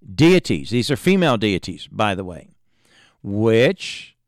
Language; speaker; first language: English; native; English